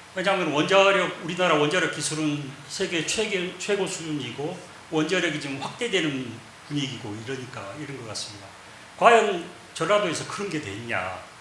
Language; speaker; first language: Korean; native; Korean